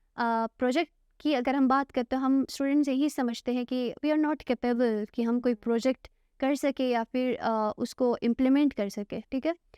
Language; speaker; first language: Urdu; non-native, local second language; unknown